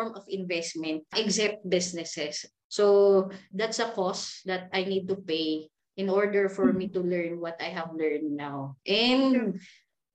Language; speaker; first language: English; non-native, local second language; Cebuano